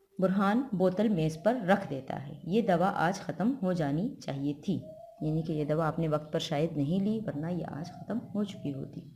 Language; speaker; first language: Urdu; non-native, local second language; Pashto